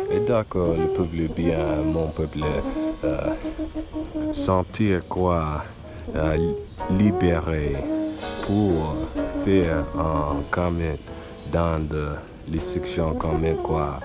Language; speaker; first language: French; non-native, learner; English